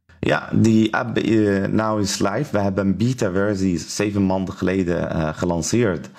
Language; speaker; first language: Dutch; non-native, learner; Arabic